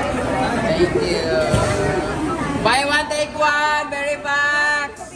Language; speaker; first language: English; non-native, local second language; Cebuano